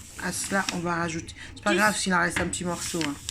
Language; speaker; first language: French; native; French